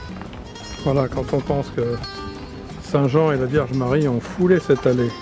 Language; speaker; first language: French; native; French